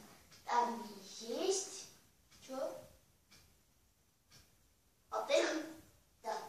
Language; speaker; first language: Russian; non-native, learner; Armenian